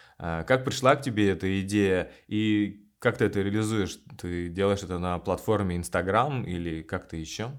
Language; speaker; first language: Russian; native; Russian